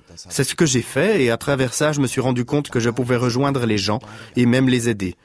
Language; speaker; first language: French; non-native, fluent; German